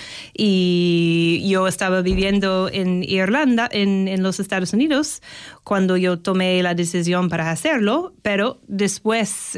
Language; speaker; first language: Spanish; non-native, fluent; English